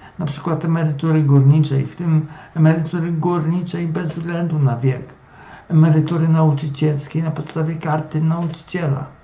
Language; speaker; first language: Polish; native; Polish